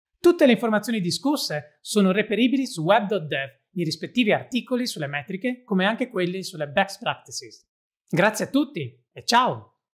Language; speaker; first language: Italian; native; Italian